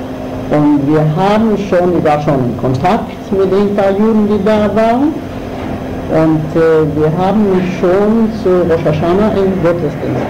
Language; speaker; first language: German; non-native, fluent; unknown